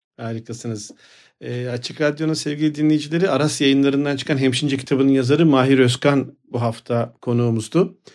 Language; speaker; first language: Turkish; native; Turkish